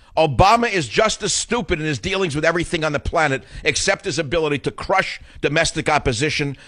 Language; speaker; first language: English; native; English